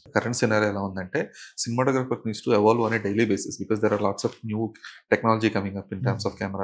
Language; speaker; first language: Telugu; native; Telugu